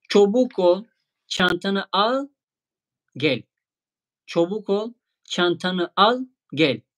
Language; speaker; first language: Turkish; non-native, fluent; Tajik